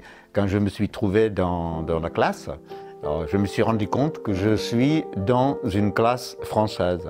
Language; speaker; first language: French; non-native, fluent; Czech